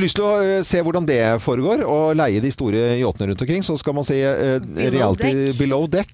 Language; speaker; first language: Norwegian; native; Norwegian